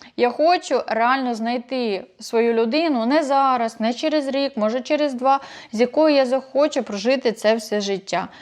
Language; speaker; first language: Ukrainian; non-native, local second language; Russian